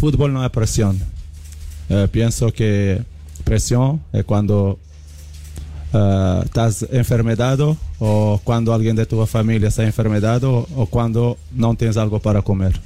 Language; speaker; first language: Spanish; non-native, fluent; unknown